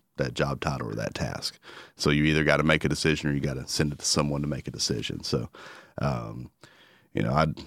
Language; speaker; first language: English; native; English